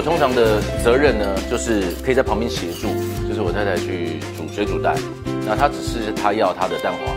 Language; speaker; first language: Chinese; native; Chinese